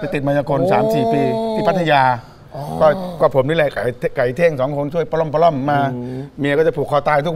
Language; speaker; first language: Thai; native; Thai